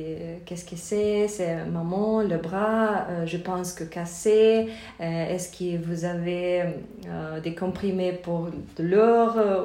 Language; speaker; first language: French; non-native, learner; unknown